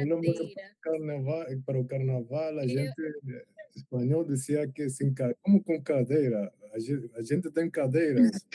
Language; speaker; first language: Portuguese; non-native, learner; Spanish